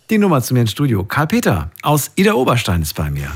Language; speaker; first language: German; native; German